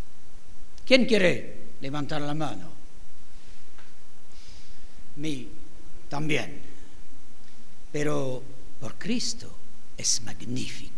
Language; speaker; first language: Spanish; non-native, fluent; French